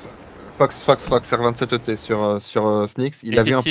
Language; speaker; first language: French; native; French